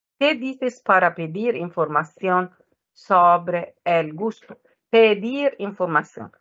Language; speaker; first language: Spanish; non-native, fluent; Arabic